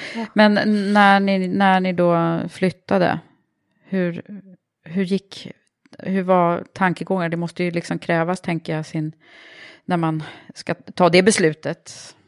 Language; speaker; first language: Swedish; native; Swedish